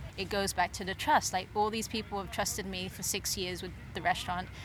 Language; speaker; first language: English; native; English